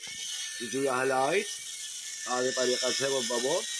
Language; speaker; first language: Arabic; native; Arabic